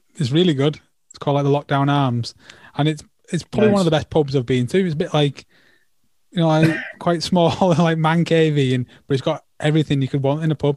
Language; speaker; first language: English; native; English